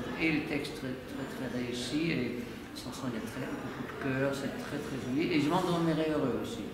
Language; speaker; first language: French; non-native, fluent; Dutch